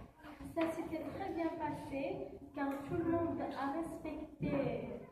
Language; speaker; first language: French; non-native, learner; Kabyle